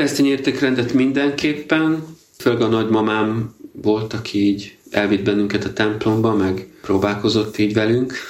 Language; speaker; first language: Hungarian; native; Hungarian